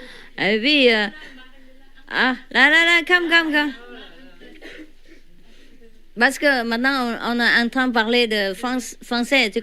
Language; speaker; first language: French; non-native, learner; Vietnamese